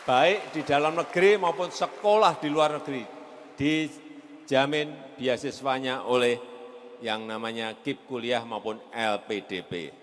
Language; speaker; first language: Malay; non-native, local second language; Javanese